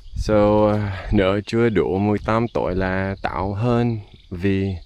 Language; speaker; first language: Vietnamese; non-native, learner; English